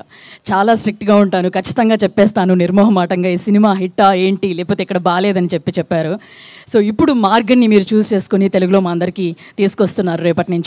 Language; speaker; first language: Telugu; native; Telugu